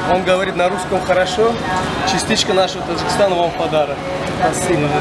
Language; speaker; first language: Russian; non-native, local second language; Tajik